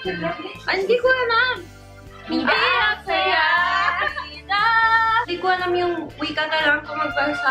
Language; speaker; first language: Filipino; early bilingual, heritage; English